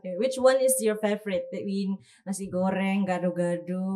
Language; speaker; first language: English; non-native, fluent; Indonesian